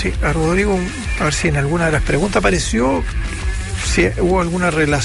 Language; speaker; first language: Spanish; native; Spanish